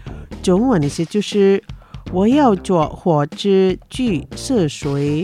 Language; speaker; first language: Chinese; early bilingual, heritage; Chinese